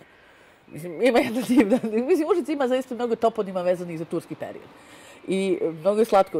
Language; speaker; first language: Serbian; native; Serbian